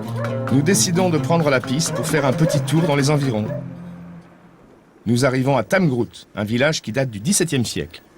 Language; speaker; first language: French; native; French